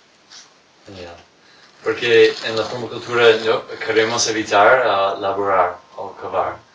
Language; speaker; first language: Spanish; non-native, fluent; English